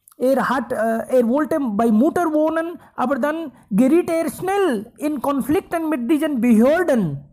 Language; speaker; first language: German; non-native, fluent; Hindi